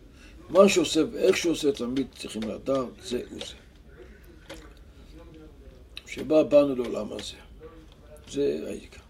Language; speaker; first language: Hebrew; non-native, local second language; Yiddish